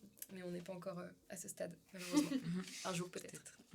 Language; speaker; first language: French; native; French